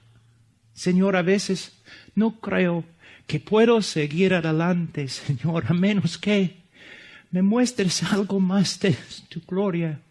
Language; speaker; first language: Spanish; non-native, fluent; English